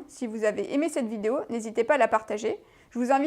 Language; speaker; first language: French; native; French